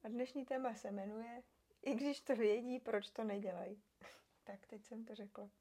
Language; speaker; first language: Czech; native; Czech